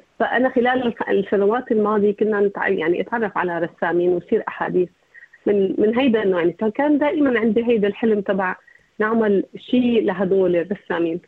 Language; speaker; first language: Arabic; native; Arabic